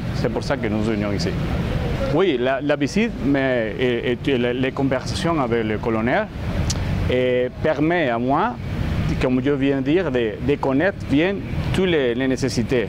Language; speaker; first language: French; non-native, learner; Spanish